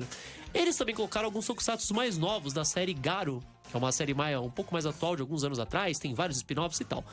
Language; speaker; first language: Portuguese; native; Portuguese